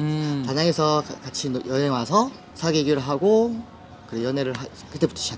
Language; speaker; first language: Korean; native; Korean